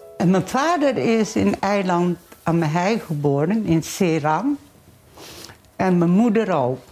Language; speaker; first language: Dutch; early bilingual, other home language; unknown